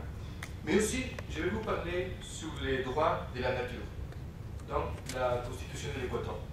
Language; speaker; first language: French; non-native, fluent; Spanish